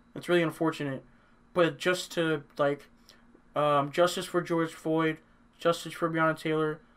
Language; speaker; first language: English; native; English